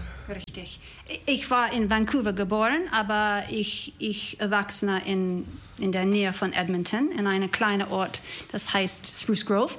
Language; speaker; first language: German; non-native, learner; English